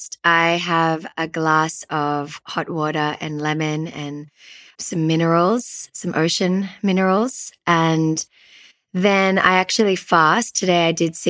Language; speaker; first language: English; native; English